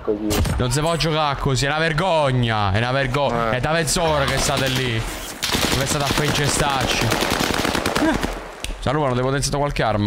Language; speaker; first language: Italian; native; Italian